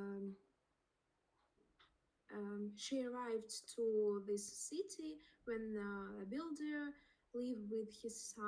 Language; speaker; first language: English; non-native, learner; Russian